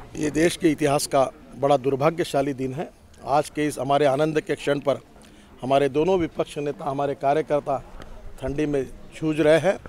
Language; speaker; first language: Hindi; non-native, local second language; Marathi